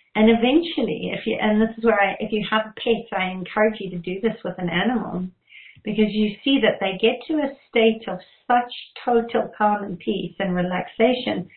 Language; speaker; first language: English; native; English